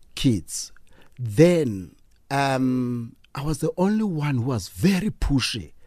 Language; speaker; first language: English; non-native, local second language; Xhosa